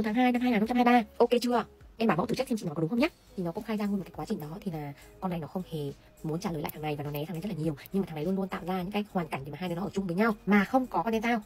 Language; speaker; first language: Vietnamese; native; Vietnamese